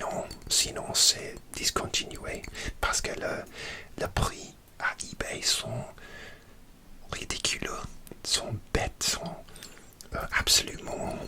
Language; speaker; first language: French; non-native, learner; English